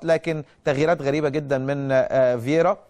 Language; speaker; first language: Arabic; native; Arabic